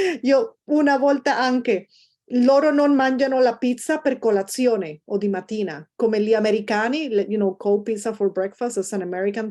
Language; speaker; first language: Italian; non-native, fluent; Spanish